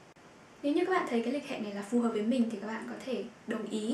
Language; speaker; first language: Vietnamese; native; Vietnamese